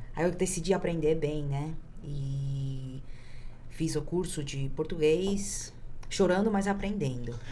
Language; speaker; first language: Portuguese; early bilingual, other home language; Chinese